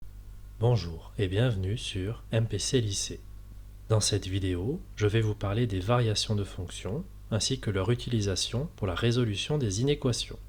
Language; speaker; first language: French; native; French